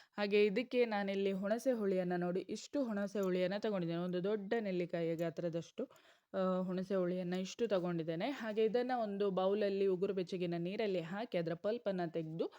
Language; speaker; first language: Kannada; non-native, local second language; Konkani